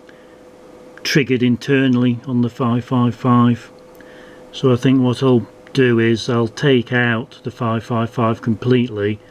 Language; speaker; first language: English; native; English